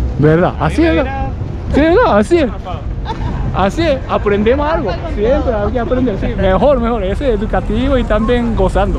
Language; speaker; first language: Spanish; non-native, learner; Japanese